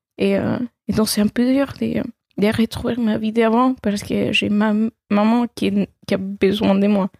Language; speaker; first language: French; non-native, fluent; Spanish